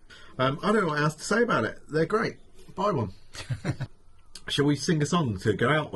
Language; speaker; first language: English; native; English